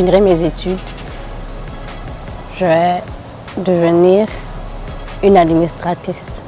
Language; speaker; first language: French; non-native, local second language; Fula